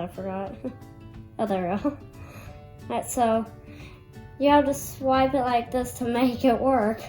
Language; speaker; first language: English; native; English